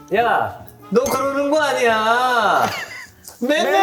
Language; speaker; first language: Korean; native; Korean